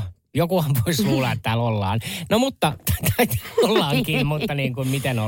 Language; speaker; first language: Finnish; native; Finnish